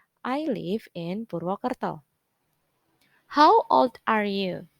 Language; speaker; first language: English; non-native, learner; Indonesian